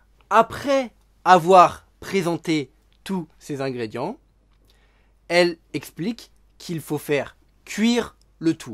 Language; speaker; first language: French; native; French